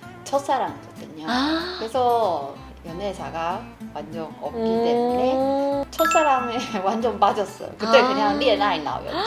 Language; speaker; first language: Korean; non-native, learner; Chinese